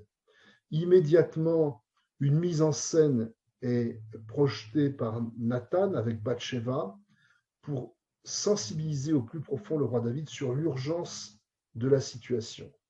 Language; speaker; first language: French; native; French